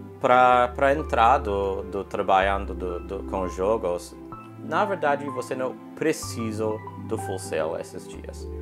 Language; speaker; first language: Portuguese; non-native, learner; English